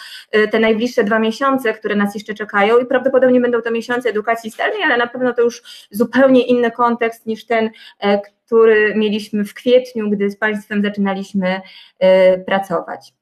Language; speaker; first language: Polish; native; Polish